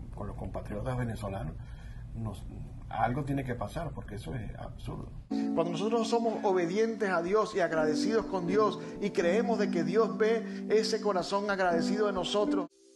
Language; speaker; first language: Spanish; native; Spanish